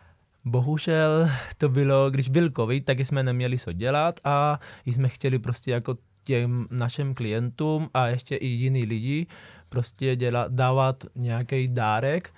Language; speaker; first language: Czech; non-native, fluent; Spanish